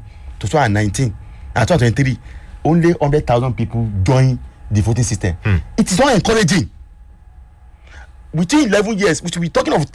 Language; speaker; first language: English; non-native, local second language; Yoruba